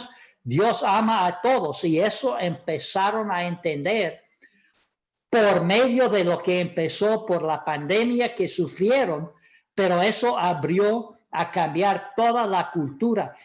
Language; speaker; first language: Spanish; non-native, fluent; English